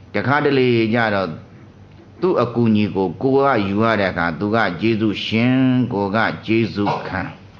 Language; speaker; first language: Burmese; native; Burmese